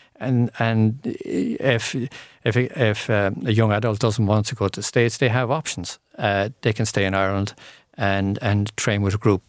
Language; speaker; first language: English; native; English